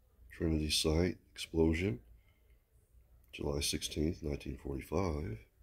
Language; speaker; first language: English; native; English